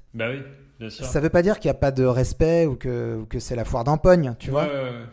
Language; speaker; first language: French; native; French